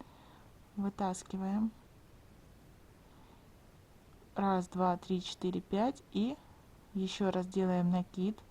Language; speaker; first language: Russian; native; Russian